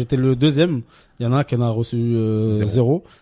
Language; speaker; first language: French; native; French